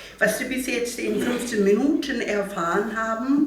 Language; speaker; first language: German; non-native, fluent; Korean